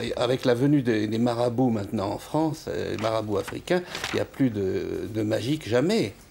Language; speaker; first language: French; native; French